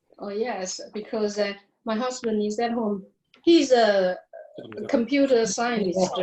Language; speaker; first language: English; non-native, learner; Chinese